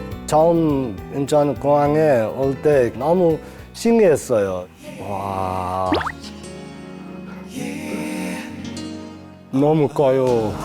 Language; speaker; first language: Korean; non-native, learner; Uzbek